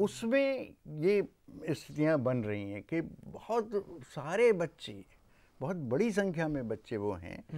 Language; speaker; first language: Hindi; native; Hindi